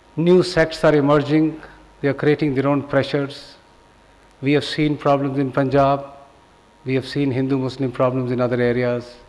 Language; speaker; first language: English; non-native, local second language; Punjabi